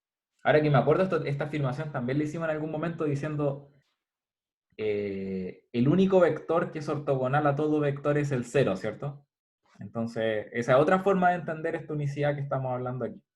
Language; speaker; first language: Spanish; native; Spanish